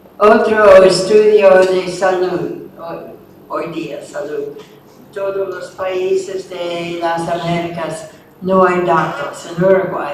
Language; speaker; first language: Spanish; non-native, fluent; English